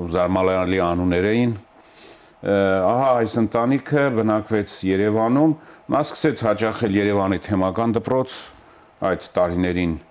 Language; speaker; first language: Armenian; native; Armenian